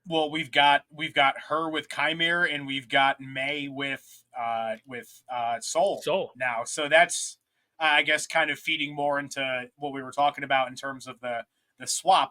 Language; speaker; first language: English; native; English